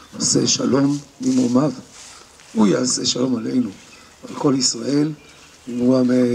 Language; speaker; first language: Hebrew; native; Hebrew